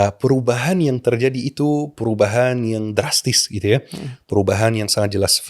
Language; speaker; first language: Indonesian; non-native, fluent; Arabic